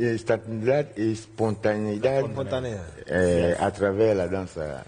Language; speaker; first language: Spanish; non-native, learner; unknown